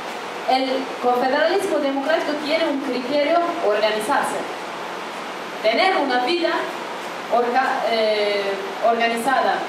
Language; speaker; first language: Spanish; non-native, fluent; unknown